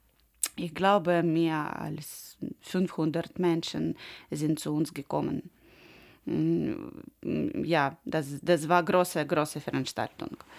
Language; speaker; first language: German; non-native, learner; Ukrainian